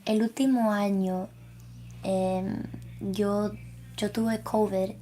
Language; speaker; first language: Spanish; early bilingual, other home language; English